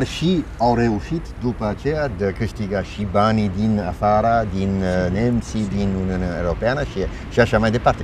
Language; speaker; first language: Romanian; non-native, fluent; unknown